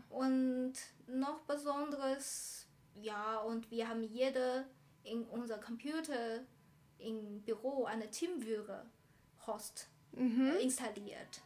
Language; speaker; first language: German; non-native, learner; Chinese